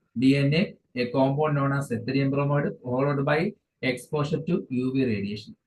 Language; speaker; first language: English; non-native, local second language; Malayalam